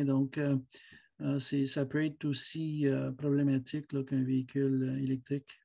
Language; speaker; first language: French; native; French